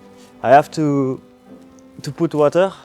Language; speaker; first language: English; non-native, learner; French